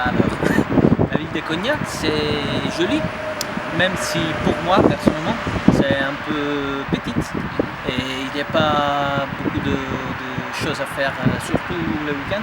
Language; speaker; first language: French; non-native, fluent; Italian